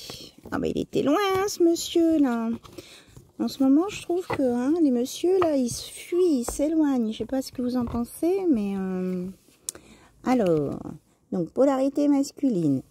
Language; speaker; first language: French; native; French